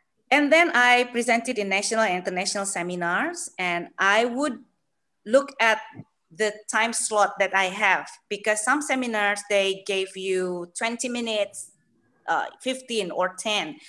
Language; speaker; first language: English; non-native, fluent; Sundanese